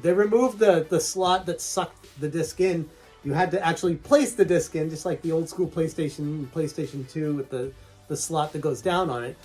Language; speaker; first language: English; native; English